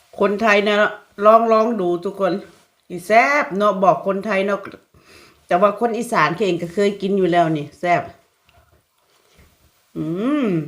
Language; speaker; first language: Thai; non-native, local second language; Lao